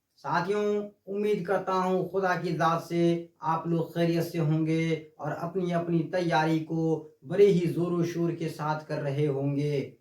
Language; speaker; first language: Urdu; native; Urdu